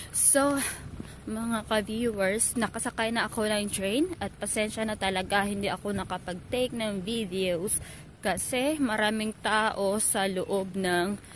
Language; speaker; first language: Filipino; native; Filipino